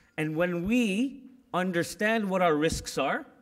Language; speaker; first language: English; native; English